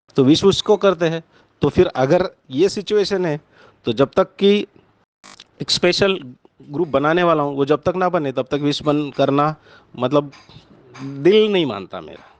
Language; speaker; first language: Hindi; non-native, local second language; Marathi